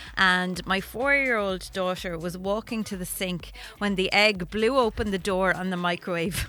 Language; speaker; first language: English; native; English